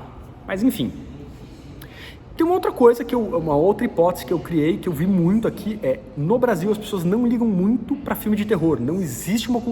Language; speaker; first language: Portuguese; native; Portuguese